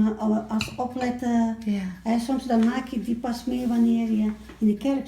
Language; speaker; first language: Dutch; early bilingual, other home language; Malay